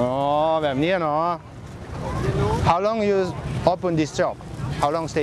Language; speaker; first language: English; non-native, learner; Thai